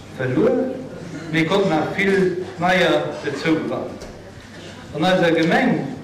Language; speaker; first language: German; non-native, local second language; Luxembourgish